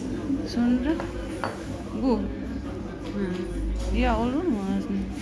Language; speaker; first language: Turkish; non-native, learner; Indonesian